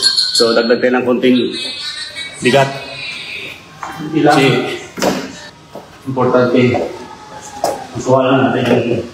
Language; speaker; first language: Filipino; native; Filipino